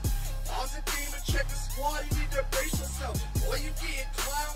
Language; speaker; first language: English; native; English